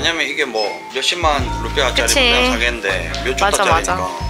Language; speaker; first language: Korean; native; Korean